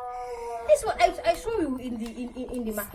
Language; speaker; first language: English; non-native, learner; Wolof